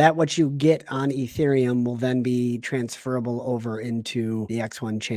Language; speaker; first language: English; native; English